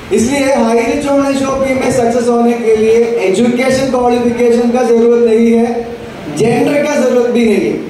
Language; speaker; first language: Hindi; non-native, local second language; Malayalam